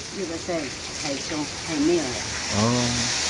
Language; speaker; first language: Chinese; non-native, local second language; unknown